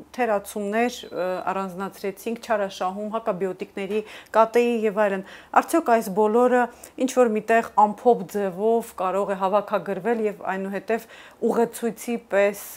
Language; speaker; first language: Armenian; native; Armenian